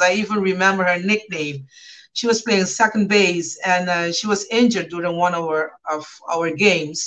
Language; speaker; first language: English; non-native, fluent; Papiamento